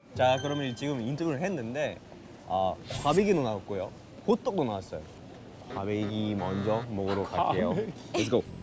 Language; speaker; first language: Korean; non-native, fluent; French